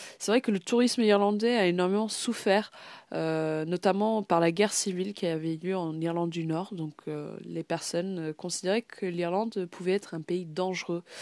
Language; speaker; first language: French; non-native, fluent; English